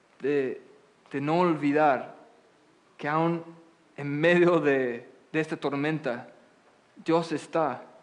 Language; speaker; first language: Spanish; non-native, fluent; English